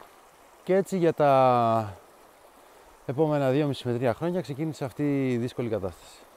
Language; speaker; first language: Greek; native; Greek